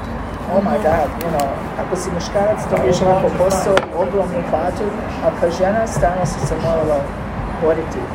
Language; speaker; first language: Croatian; early bilingual, heritage; Croatian